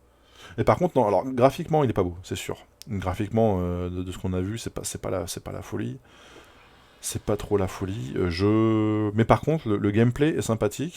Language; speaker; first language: French; native; French